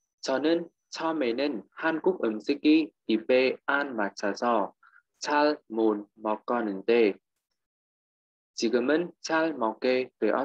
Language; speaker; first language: Korean; non-native, fluent; Vietnamese